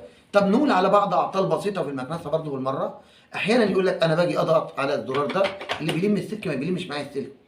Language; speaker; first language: Arabic; native; Arabic